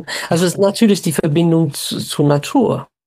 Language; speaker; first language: German; non-native, fluent; English